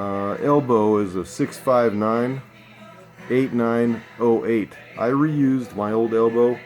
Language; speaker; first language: English; native; English